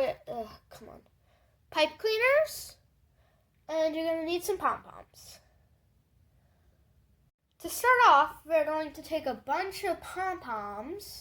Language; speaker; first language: English; native; English